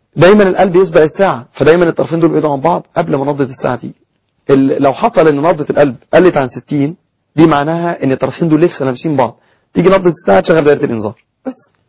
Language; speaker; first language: Arabic; native; Arabic